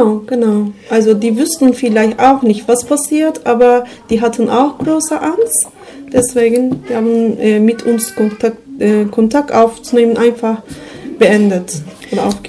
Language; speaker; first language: German; non-native, learner; Turkish